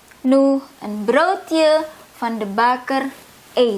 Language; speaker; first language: Dutch; non-native, fluent; Indonesian